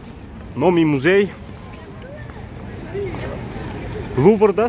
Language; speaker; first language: Russian; non-native, local second language; Tajik